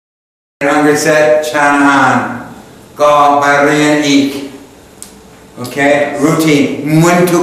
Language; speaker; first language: Thai; non-native, learner; English